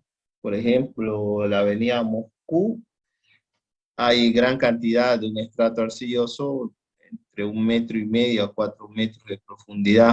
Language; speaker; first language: Spanish; native; Spanish